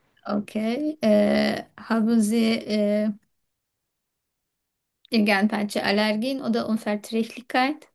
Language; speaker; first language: German; non-native, fluent; Turkish